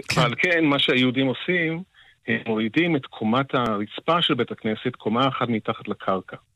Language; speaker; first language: Hebrew; non-native, fluent; English